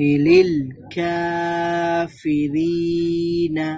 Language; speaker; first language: Arabic; non-native, learner; Bangla